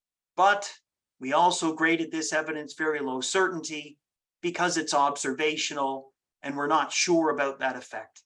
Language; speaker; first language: English; native; English